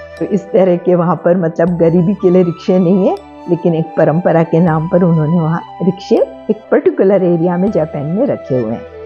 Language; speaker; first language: Hindi; non-native, local second language; Marathi